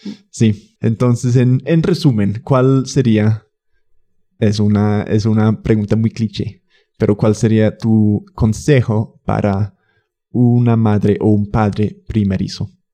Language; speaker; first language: Spanish; non-native, fluent; English